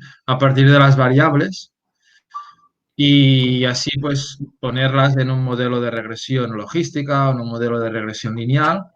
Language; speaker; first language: Spanish; native; Spanish